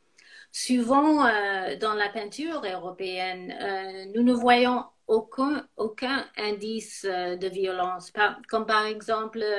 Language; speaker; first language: French; non-native, fluent; English